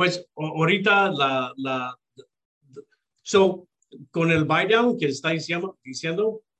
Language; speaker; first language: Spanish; early bilingual, heritage; Spanish